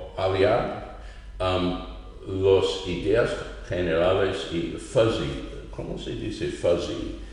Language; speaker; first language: Spanish; non-native, fluent; English